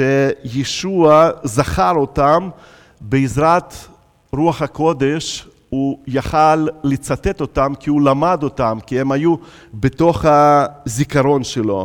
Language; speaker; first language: Hebrew; non-native, fluent; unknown